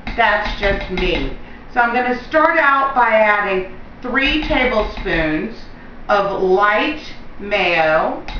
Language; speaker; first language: English; native; English